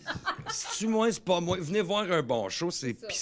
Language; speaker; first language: French; native; French